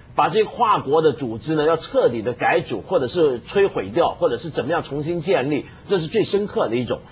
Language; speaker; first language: Chinese; non-native, local second language; Cantonese